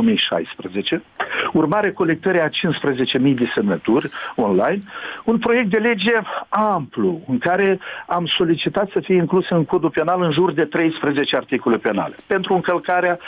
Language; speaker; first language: Romanian; native; Romanian